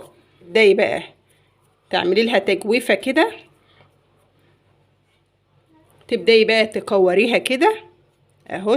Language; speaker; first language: Arabic; native; Arabic